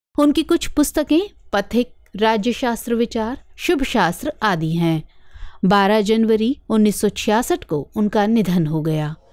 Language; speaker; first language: Hindi; native; Hindi